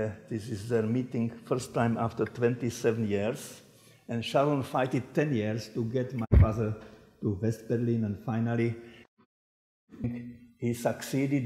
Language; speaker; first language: English; non-native, fluent; Czech